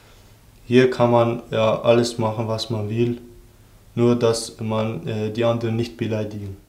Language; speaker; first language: German; non-native, fluent; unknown